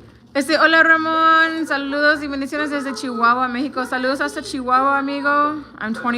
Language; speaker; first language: Spanish; non-native, learner; English